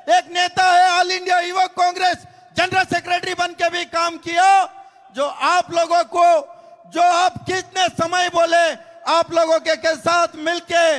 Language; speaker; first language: Hindi; non-native, local second language; Kannada